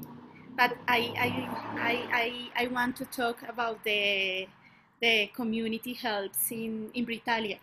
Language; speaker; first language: English; non-native, learner; Spanish